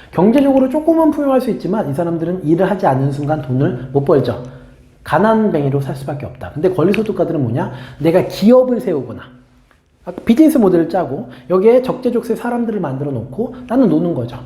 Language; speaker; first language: Korean; native; Korean